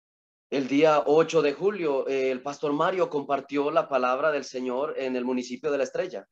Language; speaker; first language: Spanish; native; Spanish